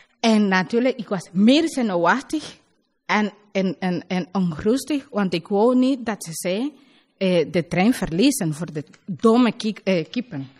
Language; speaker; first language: Dutch; non-native, learner; Spanish